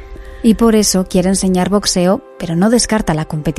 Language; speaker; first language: Spanish; native; Spanish